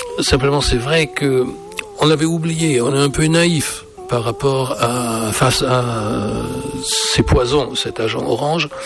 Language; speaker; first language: French; native; French